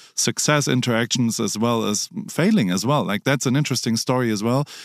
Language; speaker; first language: English; non-native, fluent; German